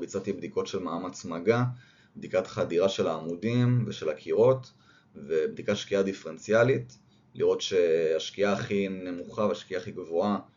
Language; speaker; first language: Hebrew; native; Hebrew